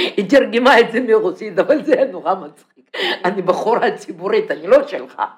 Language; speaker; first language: Hebrew; non-native, fluent; Russian